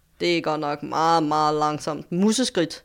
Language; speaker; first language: Danish; native; Danish